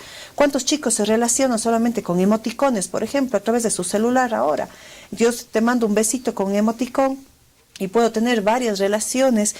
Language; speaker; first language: Spanish; native; Spanish